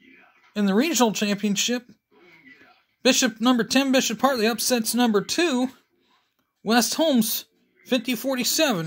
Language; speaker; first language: English; native; English